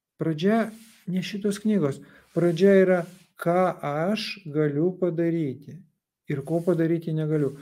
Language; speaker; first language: Lithuanian; non-native, local second language; Russian